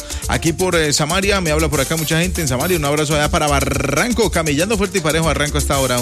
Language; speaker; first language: Spanish; native; Spanish